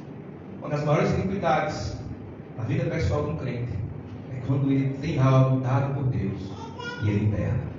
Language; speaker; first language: Portuguese; native; Portuguese